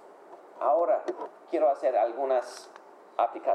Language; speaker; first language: Spanish; non-native, fluent; English